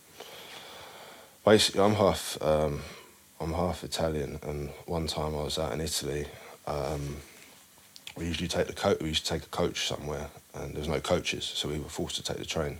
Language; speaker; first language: English; native; English